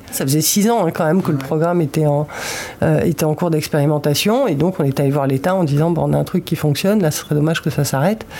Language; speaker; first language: French; native; French